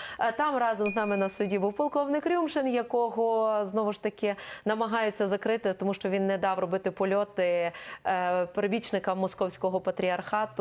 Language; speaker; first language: Ukrainian; native; Ukrainian